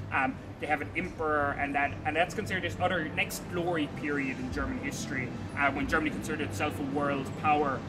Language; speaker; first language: English; native; English